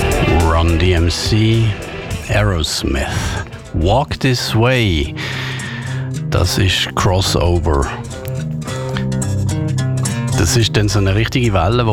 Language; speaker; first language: German; native; German